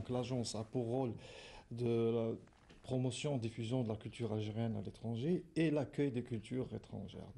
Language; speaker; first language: French; non-native, local second language; Arabic